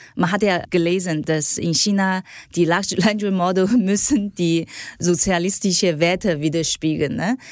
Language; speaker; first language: German; non-native, fluent; Chinese